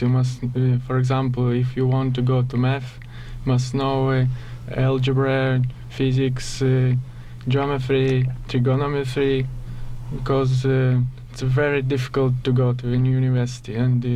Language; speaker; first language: English; non-native, learner; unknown